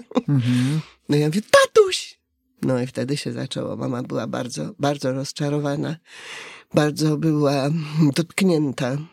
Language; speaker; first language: Polish; native; Polish